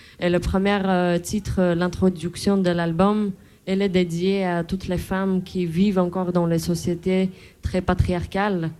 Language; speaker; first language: French; non-native, fluent; Armenian